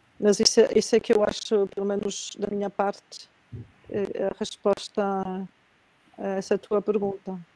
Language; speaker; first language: Portuguese; non-native, fluent; Spanish